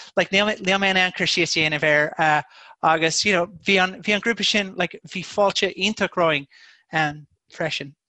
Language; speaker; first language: Irish; non-native, local second language; English